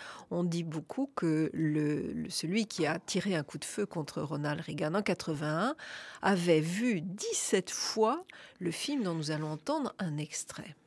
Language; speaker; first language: French; native; French